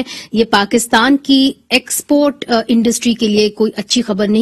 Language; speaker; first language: Urdu; native; Urdu